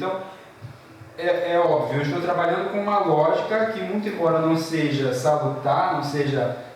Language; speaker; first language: Portuguese; native; Portuguese